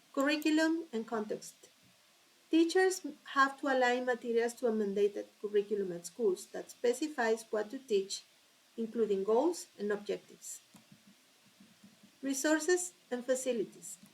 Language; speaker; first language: English; non-native, fluent; Spanish